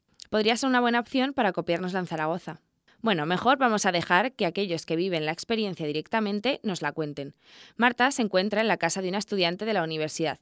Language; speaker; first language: Spanish; native; Spanish